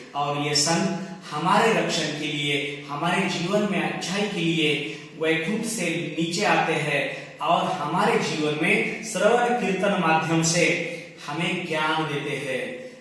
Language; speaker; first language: Hindi; non-native, local second language; Marathi